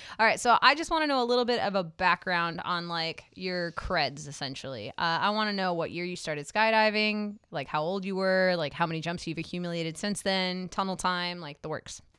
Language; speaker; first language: English; native; English